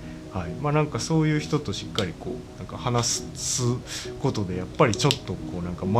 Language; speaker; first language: Japanese; native; Japanese